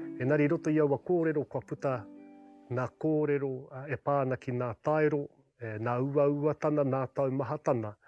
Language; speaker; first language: Māori; non-native, local second language; English